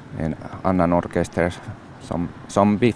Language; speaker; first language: Swedish; non-native, learner; Finnish